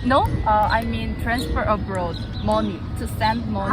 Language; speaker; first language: English; non-native, learner; Korean